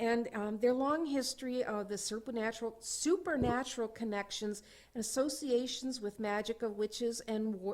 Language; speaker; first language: English; native; English